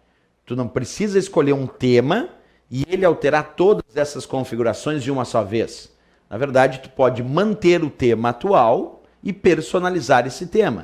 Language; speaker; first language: Portuguese; native; Portuguese